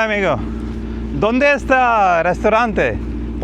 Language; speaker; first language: Spanish; non-native, learner; Hindi